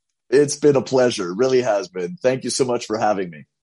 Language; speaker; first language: English; native; English